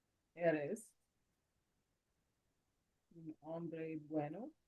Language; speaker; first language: Spanish; non-native, learner; English